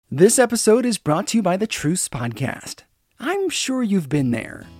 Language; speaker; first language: English; native; English